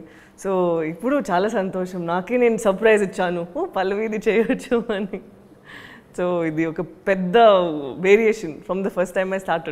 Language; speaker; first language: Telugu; non-native, learner; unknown